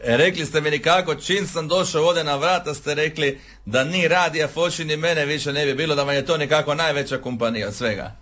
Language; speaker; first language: Serbian; native; Serbian